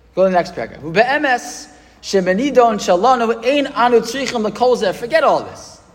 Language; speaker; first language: English; native; English